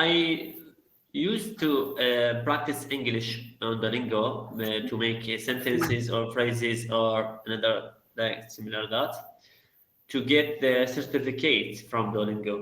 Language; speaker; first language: English; non-native, learner; Arabic